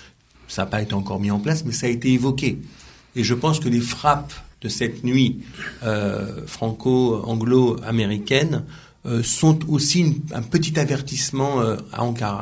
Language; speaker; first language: French; native; French